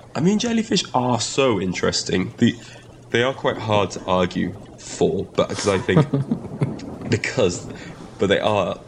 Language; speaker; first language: English; non-native, local second language; Welsh